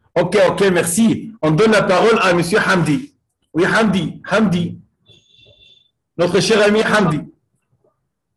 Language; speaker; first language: French; non-native, fluent; Arabic